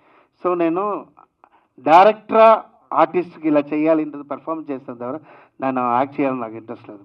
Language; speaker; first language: Telugu; non-native, learner; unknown